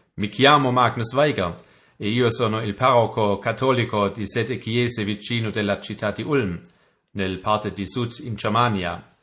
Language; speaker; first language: Italian; non-native, learner; German